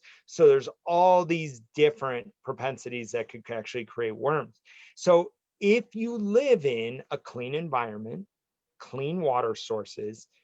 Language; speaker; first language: English; native; English